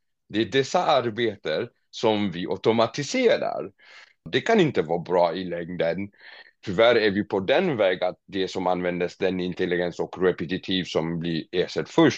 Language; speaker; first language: Swedish; non-native, fluent; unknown